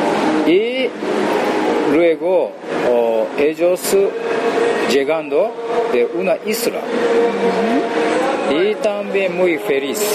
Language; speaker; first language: Spanish; non-native, learner; Japanese